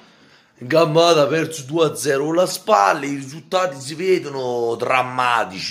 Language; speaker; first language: Italian; native; Italian